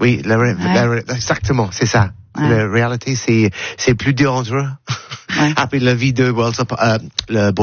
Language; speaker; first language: French; non-native, learner; English